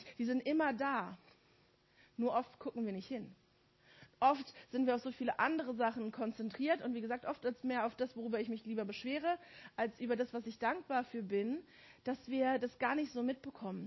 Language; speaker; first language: German; native; German